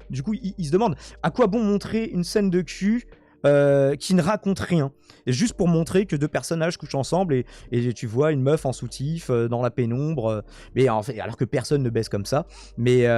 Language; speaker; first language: French; native; French